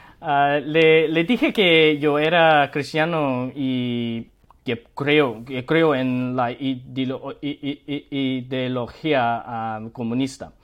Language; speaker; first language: Spanish; non-native, learner; Korean